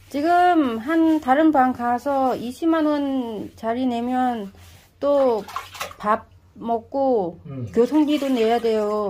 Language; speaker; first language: Korean; non-native, learner; Vietnamese